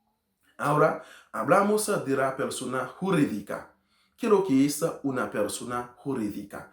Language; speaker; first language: Spanish; non-native, learner; Haitian Creole